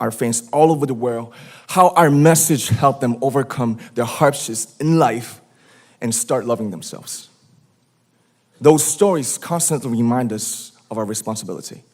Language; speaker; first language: English; non-native, fluent; Korean